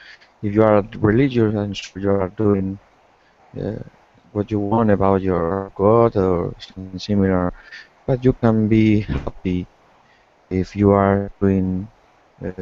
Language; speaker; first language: English; non-native, learner; Spanish